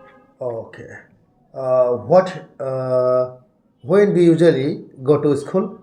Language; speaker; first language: English; non-native, learner; Bangla